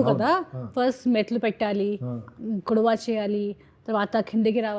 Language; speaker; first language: Telugu; non-native, learner; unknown